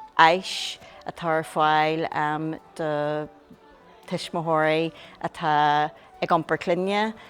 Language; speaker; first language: Irish; non-native, local second language; English